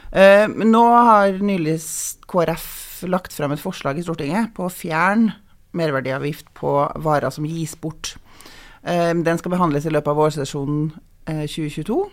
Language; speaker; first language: Norwegian; native; Norwegian